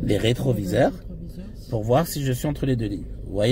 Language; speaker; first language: French; native; French